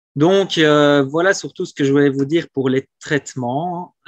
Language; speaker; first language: French; native; French